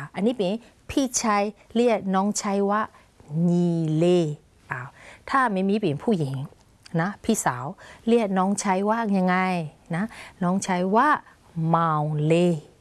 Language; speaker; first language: Thai; non-native, fluent; Burmese